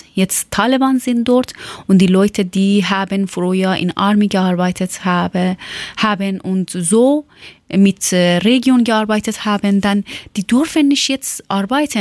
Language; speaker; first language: German; non-native, learner; Persian